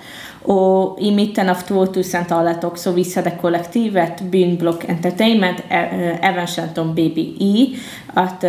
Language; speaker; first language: Swedish; non-native, fluent; Hungarian